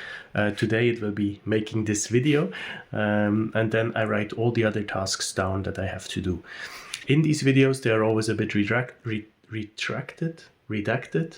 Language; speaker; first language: English; non-native, fluent; German